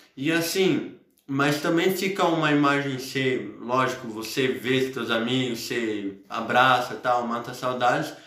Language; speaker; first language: Portuguese; native; Portuguese